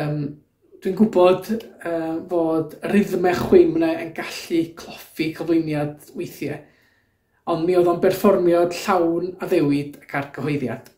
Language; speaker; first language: Welsh; native; Welsh